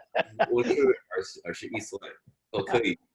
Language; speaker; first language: Chinese; non-native, learner; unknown